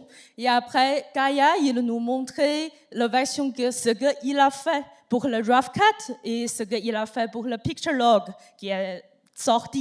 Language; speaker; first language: French; non-native, learner; Chinese